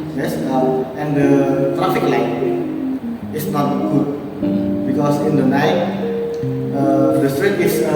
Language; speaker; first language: English; non-native, learner; Indonesian